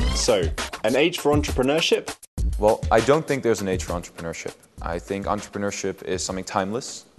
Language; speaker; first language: English; non-native, fluent; Dutch